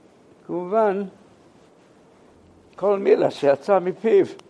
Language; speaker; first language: Hebrew; non-native, fluent; English